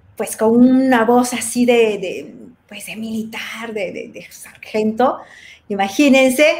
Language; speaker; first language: Spanish; native; Spanish